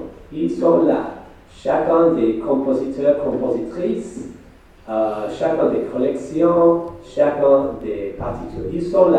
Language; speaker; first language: French; non-native, fluent; English